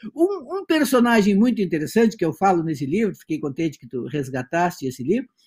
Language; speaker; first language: Portuguese; native; Portuguese